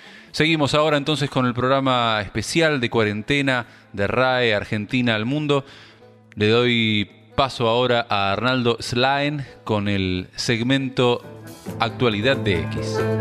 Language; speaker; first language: Spanish; native; Spanish